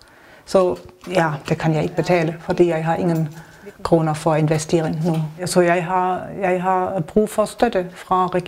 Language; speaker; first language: Danish; non-native, learner; German